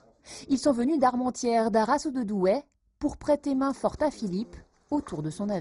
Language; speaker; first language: French; native; French